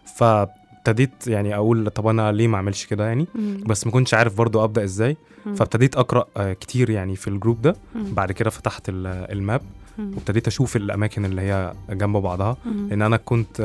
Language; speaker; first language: Arabic; native; Arabic